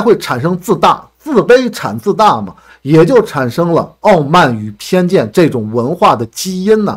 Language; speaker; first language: Chinese; native; Chinese